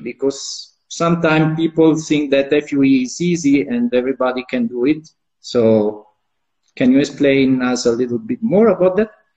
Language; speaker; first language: English; non-native, fluent; Italian